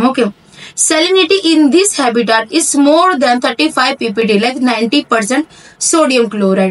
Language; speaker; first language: English; non-native, local second language; Hindi